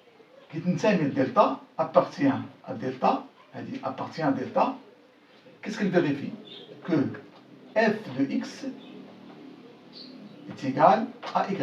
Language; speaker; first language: French; non-native, local second language; Arabic